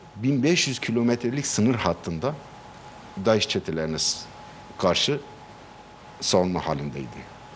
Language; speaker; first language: Turkish; non-native, local second language; Kurdish